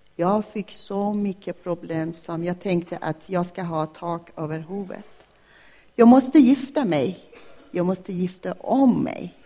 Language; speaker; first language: Swedish; non-native, fluent; Persian